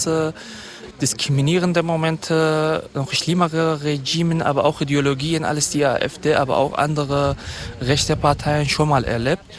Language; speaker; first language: German; non-native, fluent; Kurdish